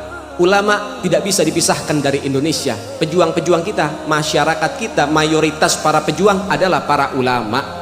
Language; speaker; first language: Indonesian; native; Indonesian